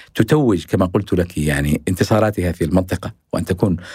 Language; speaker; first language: Arabic; native; Arabic